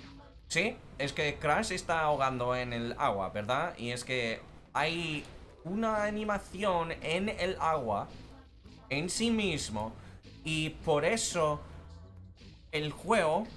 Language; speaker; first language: Spanish; non-native, fluent; English